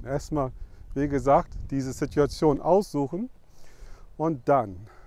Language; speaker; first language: German; non-native, fluent; English